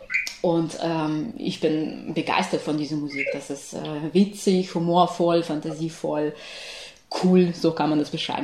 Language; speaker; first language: German; non-native, fluent; Ukrainian